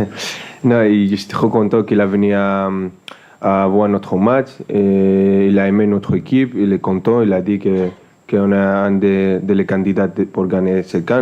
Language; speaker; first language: French; non-native, fluent; Spanish